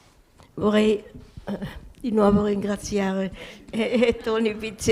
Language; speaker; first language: Italian; non-native, local second language; German